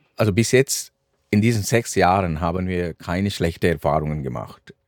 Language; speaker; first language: German; non-native, fluent; Sinhala